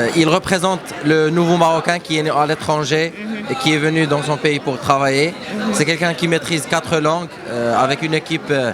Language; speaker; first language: French; non-native, local second language; Arabic